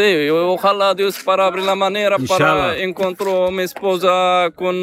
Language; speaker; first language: Spanish; non-native, learner; Arabic